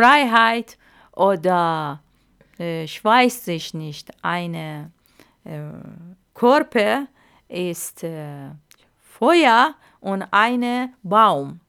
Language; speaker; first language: German; non-native, learner; Arabic